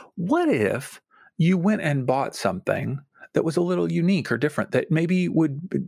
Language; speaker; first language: English; native; English